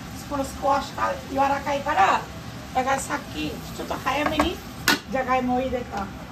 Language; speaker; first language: Japanese; non-native, learner; Bangla